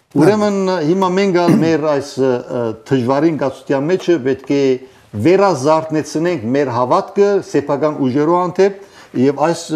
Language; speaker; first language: Armenian; early bilingual, heritage; Armenian